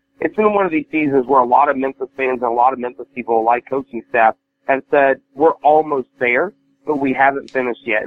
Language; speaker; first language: English; native; English